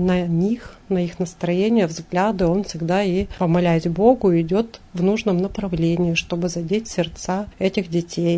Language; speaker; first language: Russian; native; Russian